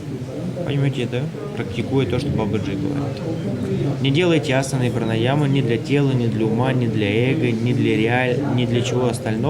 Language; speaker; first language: Russian; native; Russian